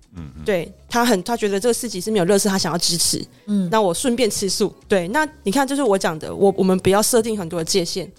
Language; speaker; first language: Chinese; native; Chinese